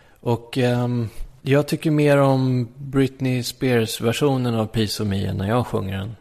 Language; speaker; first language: Swedish; native; Swedish